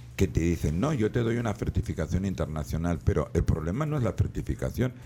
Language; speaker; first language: Spanish; native; Spanish